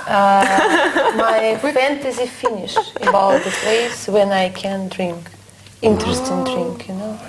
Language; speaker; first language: English; non-native, learner; Russian